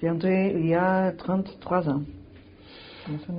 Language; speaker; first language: French; non-native, learner; Portuguese